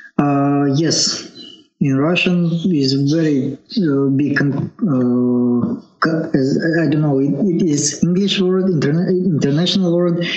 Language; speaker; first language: English; non-native, learner; Russian